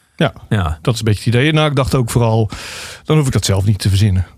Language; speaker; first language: Dutch; native; Dutch